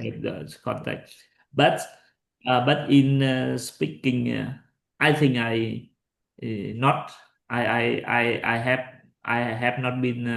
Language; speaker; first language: English; non-native, learner; Vietnamese